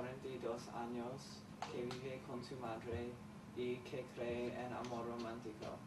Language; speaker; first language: Spanish; non-native, learner; English